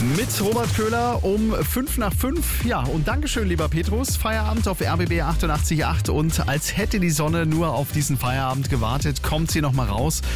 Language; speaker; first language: German; native; German